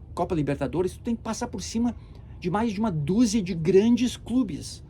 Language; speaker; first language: Portuguese; early bilingual, heritage; Portuguese